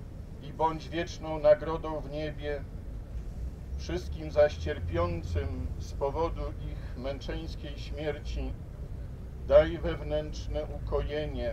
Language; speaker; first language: Polish; native; Polish